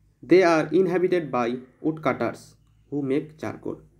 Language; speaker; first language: English; non-native, local second language; Bangla